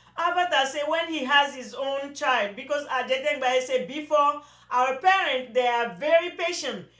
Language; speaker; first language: English; non-native, local second language; Yoruba